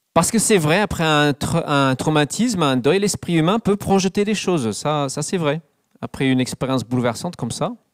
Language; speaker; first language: French; non-native, fluent; English